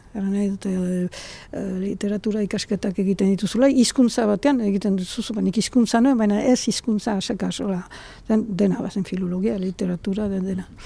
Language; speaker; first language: Basque; native; Basque